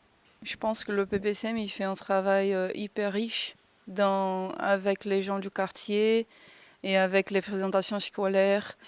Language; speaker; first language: French; non-native, fluent; Portuguese